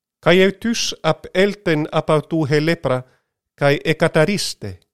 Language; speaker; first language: Greek; non-native, learner; English